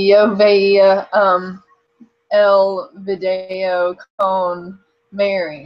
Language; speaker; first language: Spanish; non-native, learner; English